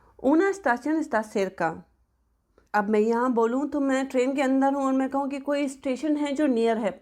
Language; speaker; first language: Hindi; native; Hindi